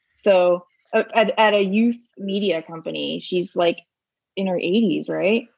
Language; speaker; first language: English; native; English